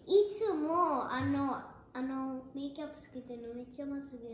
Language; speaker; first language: Japanese; early bilingual, heritage; Japanese